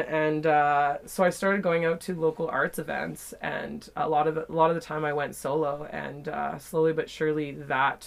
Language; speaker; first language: English; native; English